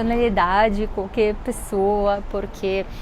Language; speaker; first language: Portuguese; non-native, fluent; Russian